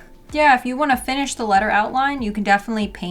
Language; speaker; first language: English; native; English